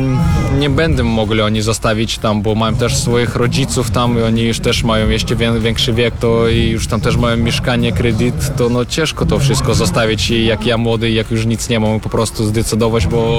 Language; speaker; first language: Polish; non-native, fluent; Russian